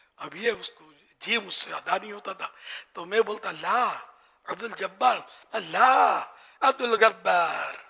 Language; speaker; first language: Urdu; native; Urdu